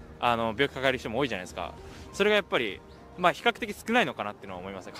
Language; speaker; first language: Japanese; native; Japanese